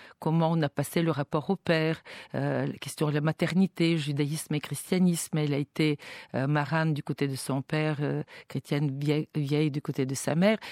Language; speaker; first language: French; non-native, fluent; Bulgarian